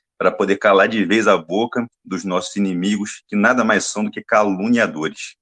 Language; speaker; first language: Portuguese; native; Portuguese